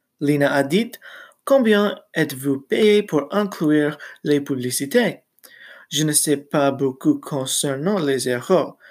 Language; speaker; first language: French; non-native, learner; English